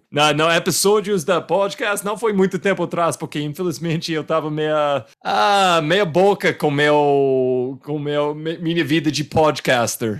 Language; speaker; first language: Portuguese; non-native, fluent; English